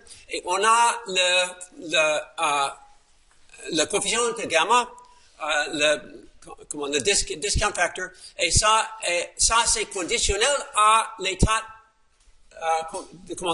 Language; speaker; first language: French; non-native, fluent; English